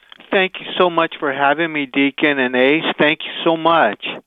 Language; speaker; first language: English; early bilingual, other home language; Spanish